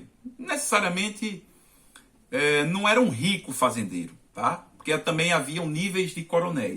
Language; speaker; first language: Portuguese; native; Portuguese